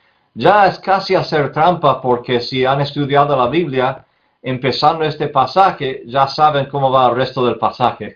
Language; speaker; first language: Spanish; non-native, fluent; English